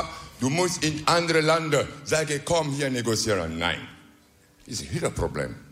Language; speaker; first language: Dutch; non-native, learner; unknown